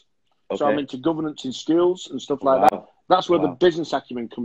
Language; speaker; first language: English; native; English